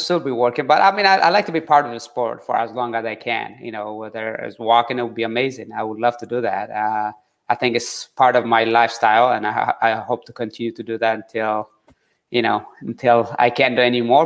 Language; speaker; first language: English; early bilingual, other home language; Tigrinya